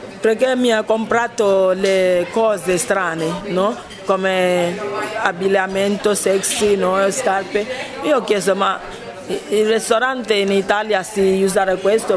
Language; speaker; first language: Italian; non-native, fluent; Ibibio